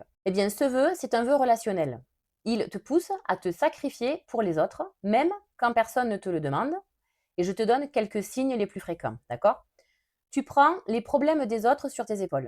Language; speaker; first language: French; native; French